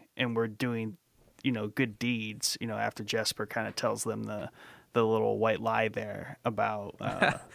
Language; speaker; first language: English; native; English